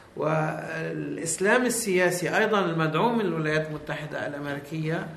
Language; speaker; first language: Arabic; native; Arabic